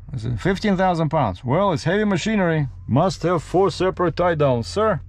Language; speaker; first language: English; native; English